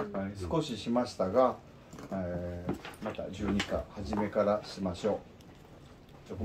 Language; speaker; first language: Japanese; non-native, learner; Korean